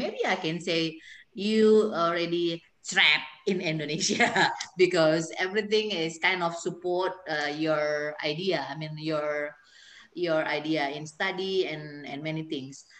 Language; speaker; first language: English; non-native, fluent; Indonesian